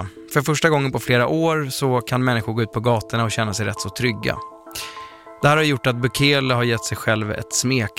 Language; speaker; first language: Swedish; native; Swedish